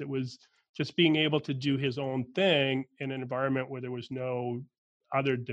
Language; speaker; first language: English; native; English